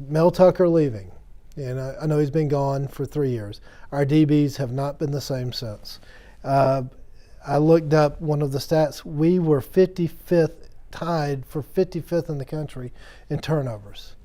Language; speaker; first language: English; native; English